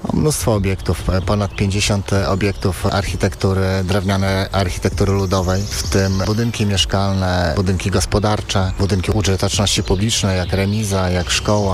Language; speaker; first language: Polish; native; Polish